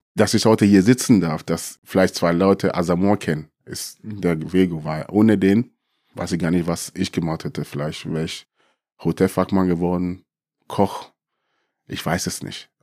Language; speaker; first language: German; early bilingual, other home language; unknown